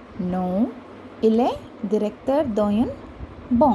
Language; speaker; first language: French; non-native, fluent; Hindi